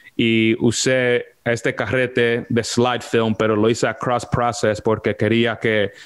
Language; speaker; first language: Spanish; early bilingual, heritage; Spanish